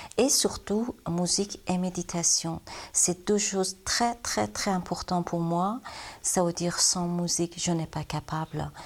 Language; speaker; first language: French; non-native, learner; Persian